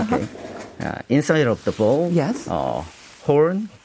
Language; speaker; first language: English; non-native, learner; Korean